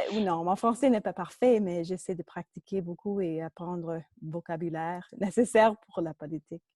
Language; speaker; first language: French; non-native, local second language; English